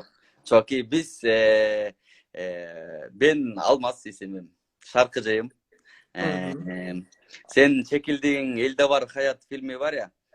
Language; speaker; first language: Turkish; non-native, learner; Kyrgyz